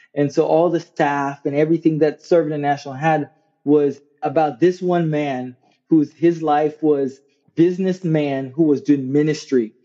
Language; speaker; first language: English; non-native, local second language; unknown